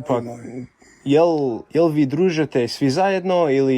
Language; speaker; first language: Croatian; non-native, learner; English